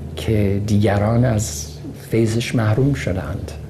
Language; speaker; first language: Persian; non-native, fluent; English